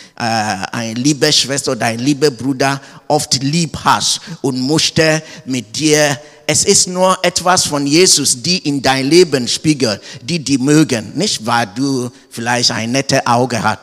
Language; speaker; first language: German; non-native, learner; English